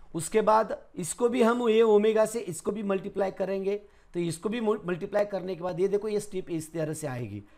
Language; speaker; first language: Hindi; non-native, local second language; Marathi